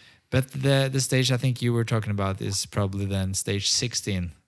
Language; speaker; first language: English; non-native, fluent; Norwegian